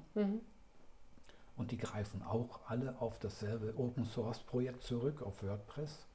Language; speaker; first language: German; native; German